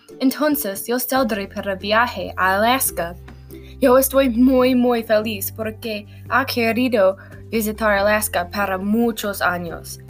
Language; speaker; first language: Spanish; non-native, learner; English